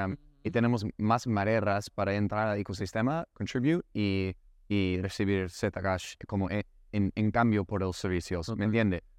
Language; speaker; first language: Spanish; non-native, learner; English